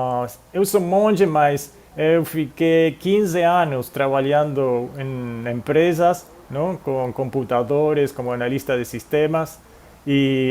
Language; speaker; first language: Portuguese; non-native, fluent; Spanish